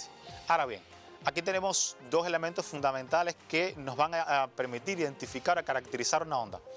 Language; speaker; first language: Spanish; native; Spanish